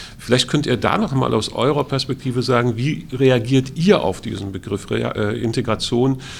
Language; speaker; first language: German; native; German